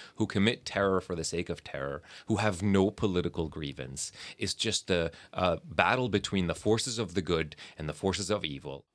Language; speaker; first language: English; early bilingual, other home language; Arabic